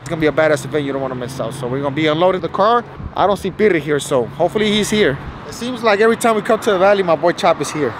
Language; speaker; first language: English; early bilingual, other home language; Spanish